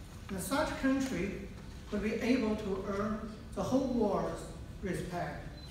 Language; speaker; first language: English; non-native, fluent; Chinese